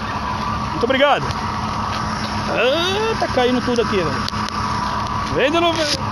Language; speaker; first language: Portuguese; native; Portuguese